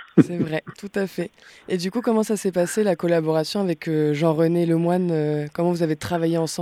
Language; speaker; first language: French; native; French